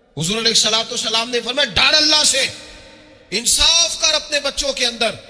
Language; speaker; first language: Urdu; non-native, local second language; Punjabi